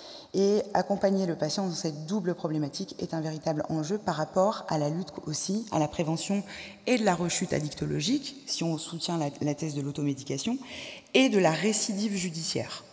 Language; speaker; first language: French; native; French